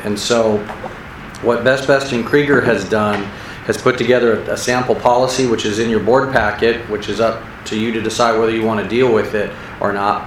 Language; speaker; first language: English; native; English